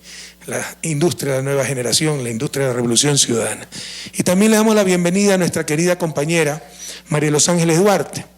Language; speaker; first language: Spanish; native; Spanish